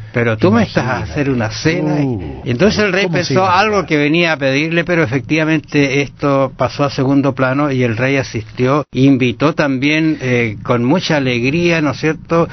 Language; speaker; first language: Spanish; native; Spanish